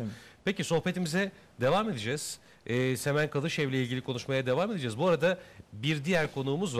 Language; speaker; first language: Turkish; native; Turkish